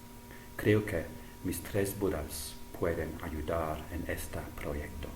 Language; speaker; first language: Spanish; non-native, fluent; English